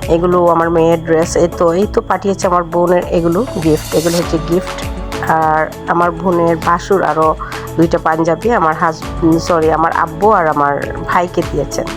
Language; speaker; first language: Bangla; non-native, local second language; Sylheti